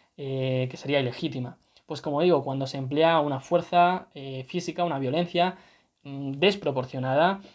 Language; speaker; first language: Spanish; native; Spanish